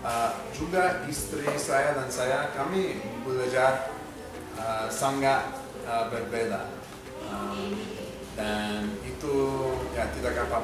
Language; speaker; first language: Indonesian; non-native, learner; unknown